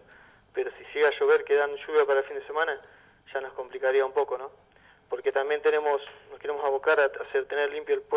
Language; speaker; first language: Spanish; native; Spanish